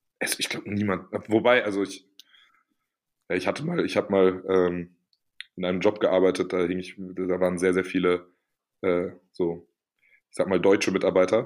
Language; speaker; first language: German; native; German